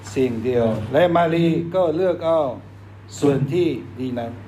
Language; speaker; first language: Thai; non-native, fluent; Chinese